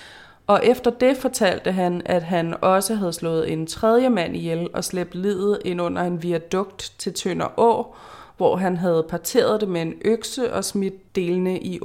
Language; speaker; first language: Danish; native; Danish